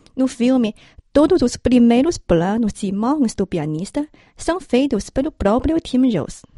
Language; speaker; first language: Portuguese; non-native, fluent; Chinese